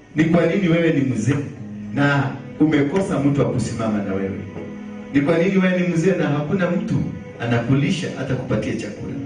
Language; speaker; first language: Swahili; non-native, local second language; Kikuyu